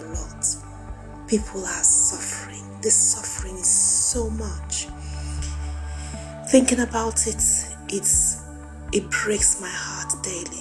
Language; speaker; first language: English; non-native, local second language; Igbo